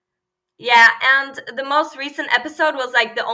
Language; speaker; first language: English; non-native, fluent; Turkish